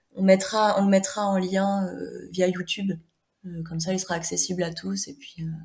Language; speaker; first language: French; native; French